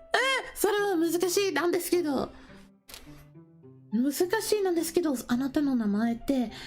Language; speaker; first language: Japanese; non-native, learner; English